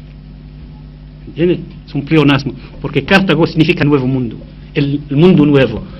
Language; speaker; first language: Spanish; non-native, fluent; Arabic